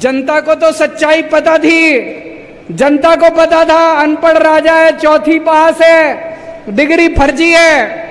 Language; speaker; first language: Hindi; native; Hindi